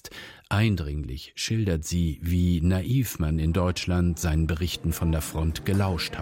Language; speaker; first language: German; native; German